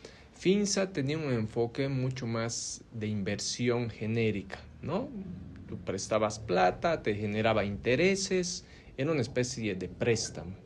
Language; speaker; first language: Spanish; native; Spanish